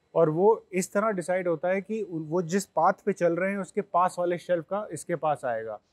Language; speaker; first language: Hindi; native; Hindi